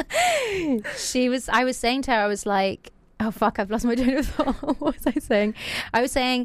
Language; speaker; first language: English; native; English